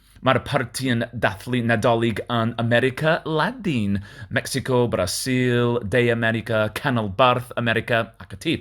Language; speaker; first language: Welsh; non-native, learner; English